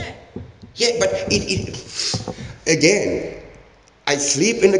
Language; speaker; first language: English; non-native, learner; German